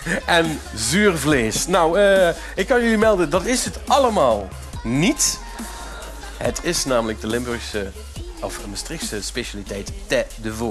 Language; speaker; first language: Dutch; native; Dutch